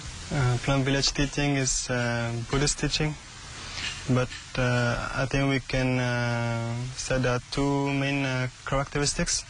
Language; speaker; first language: English; non-native, fluent; French